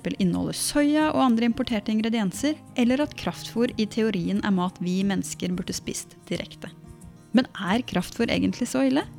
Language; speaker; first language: Norwegian; native; Norwegian